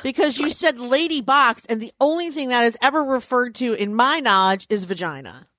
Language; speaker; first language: English; native; English